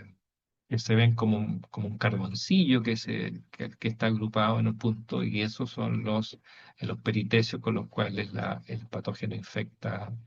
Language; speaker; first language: Spanish; native; Spanish